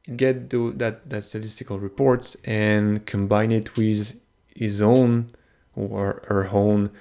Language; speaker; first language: English; non-native, fluent; French